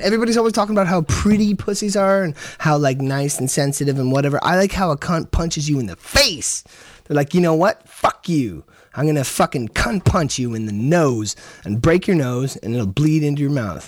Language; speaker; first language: English; native; English